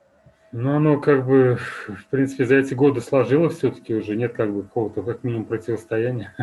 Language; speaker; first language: Russian; native; Russian